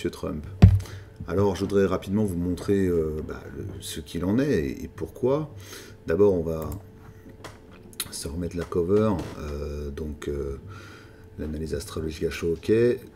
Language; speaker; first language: French; native; French